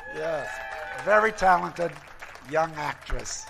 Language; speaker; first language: English; native; English